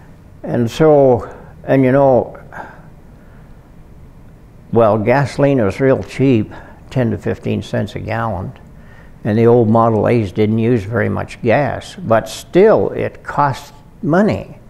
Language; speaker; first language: English; native; English